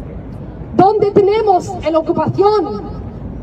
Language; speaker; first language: Spanish; non-native, fluent; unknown